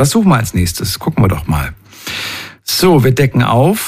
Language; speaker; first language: German; native; German